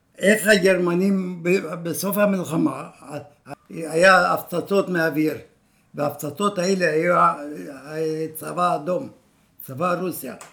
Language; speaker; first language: Hebrew; non-native, fluent; Romanian